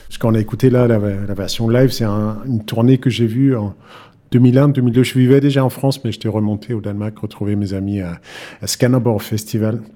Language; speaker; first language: French; non-native, fluent; Danish